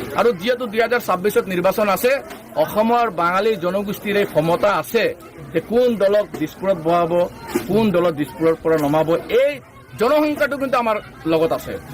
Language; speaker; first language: Assamese; non-native, local second language; Bangla